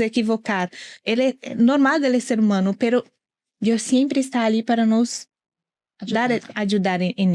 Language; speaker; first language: Portuguese; non-native, learner; Spanish